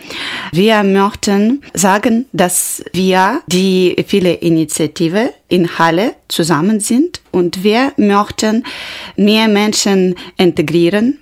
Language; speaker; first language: German; non-native, learner; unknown